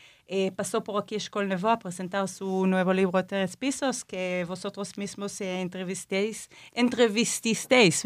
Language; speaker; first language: Spanish; non-native, fluent; Hebrew